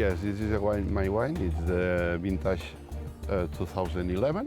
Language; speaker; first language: English; non-native, learner; Catalan